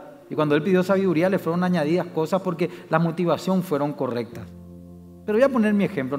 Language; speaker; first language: Spanish; native; Spanish